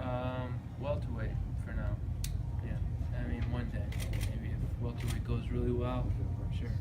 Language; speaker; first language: English; native; English